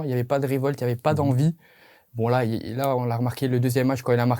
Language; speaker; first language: French; native; French